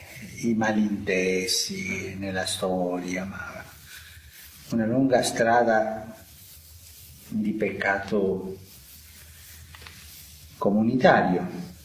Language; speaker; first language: Italian; non-native, fluent; Spanish